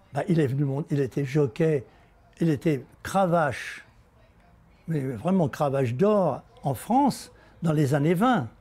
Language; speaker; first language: French; native; French